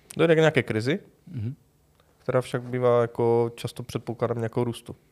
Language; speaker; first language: Czech; native; Czech